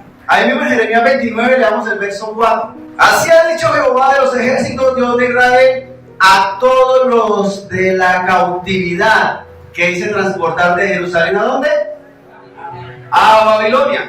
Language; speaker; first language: Spanish; native; Spanish